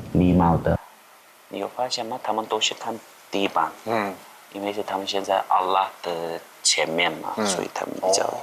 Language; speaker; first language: Chinese; non-native, fluent; Turkish